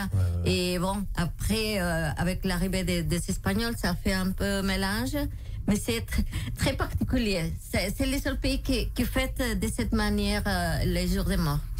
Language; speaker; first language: French; non-native, local second language; Spanish